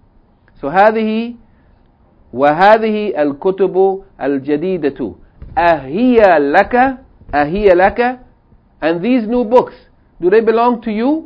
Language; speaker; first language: Arabic; non-native, fluent; English